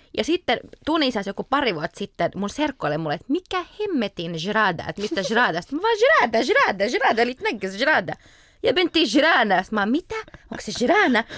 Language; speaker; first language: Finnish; early bilingual, other home language; Arabic